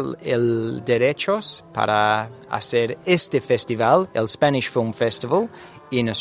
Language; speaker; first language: Spanish; non-native, learner; English